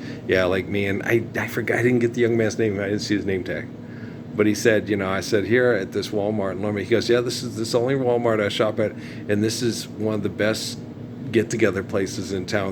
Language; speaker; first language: English; native; English